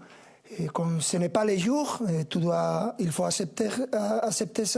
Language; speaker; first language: French; non-native, fluent; Spanish